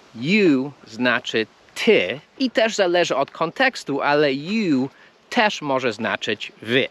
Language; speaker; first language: Polish; non-native, fluent; English